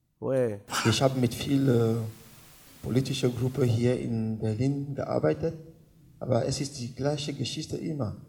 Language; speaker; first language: German; non-native, learner; French